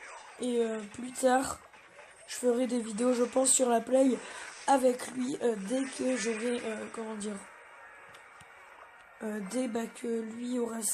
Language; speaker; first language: French; native; French